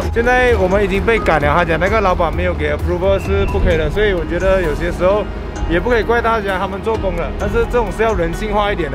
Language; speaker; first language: Chinese; native; Chinese